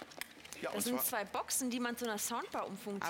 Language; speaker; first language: German; native; German